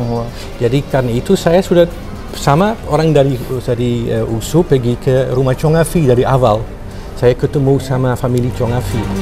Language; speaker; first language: Indonesian; non-native, fluent; Dutch